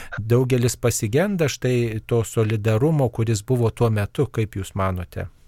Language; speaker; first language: Lithuanian; native; Lithuanian